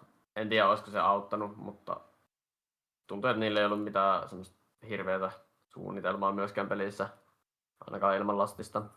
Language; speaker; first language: Finnish; native; Finnish